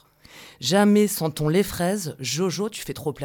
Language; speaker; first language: French; native; French